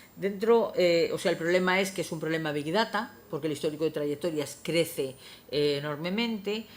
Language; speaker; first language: Spanish; non-native, local second language; Galician